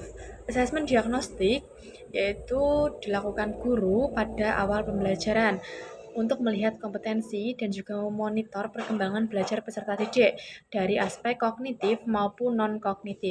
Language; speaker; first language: Indonesian; native; Indonesian